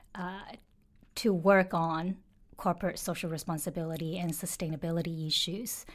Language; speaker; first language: English; non-native, fluent; Chinese